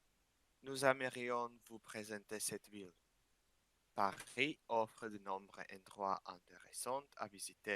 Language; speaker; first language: French; non-native, learner; Slovak